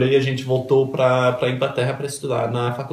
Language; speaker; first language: Portuguese; early bilingual, other home language; Danish